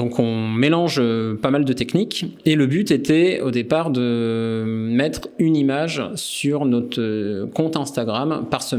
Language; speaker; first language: French; native; French